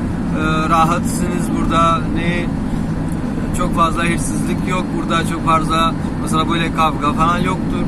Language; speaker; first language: Turkish; non-native, learner; Urdu